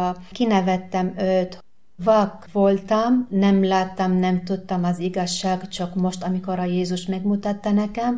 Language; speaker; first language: Hungarian; non-native, learner; Arabic